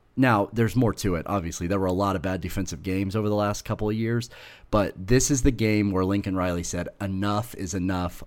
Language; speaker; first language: English; native; English